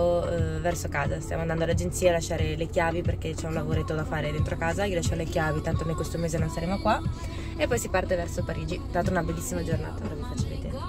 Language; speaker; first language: Italian; native; Italian